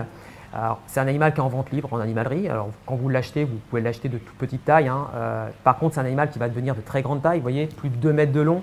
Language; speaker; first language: French; native; French